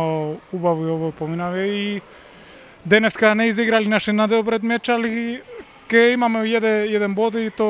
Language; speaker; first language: Macedonian; non-native, learner; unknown